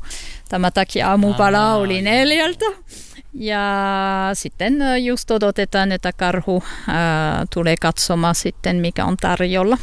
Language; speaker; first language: Finnish; non-native, learner; French